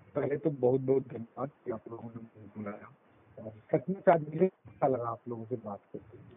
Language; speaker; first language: Hindi; native; Hindi